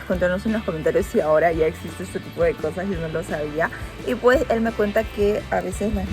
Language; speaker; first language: Spanish; native; Spanish